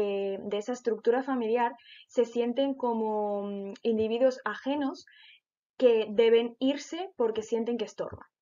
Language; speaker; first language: Spanish; native; Spanish